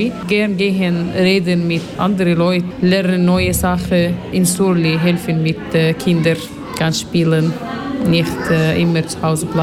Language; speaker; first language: German; non-native, learner; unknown